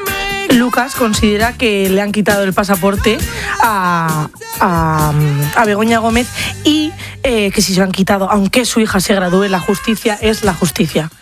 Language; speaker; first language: Spanish; native; Spanish